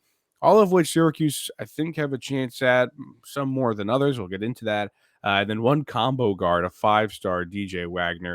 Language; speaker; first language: English; native; English